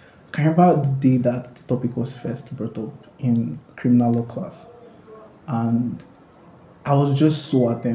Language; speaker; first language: English; non-native, local second language; Ibibio